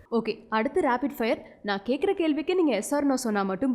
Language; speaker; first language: Tamil; native; Tamil